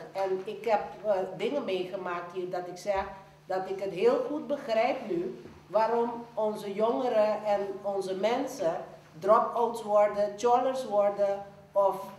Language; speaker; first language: Dutch; non-native, local second language; Papiamento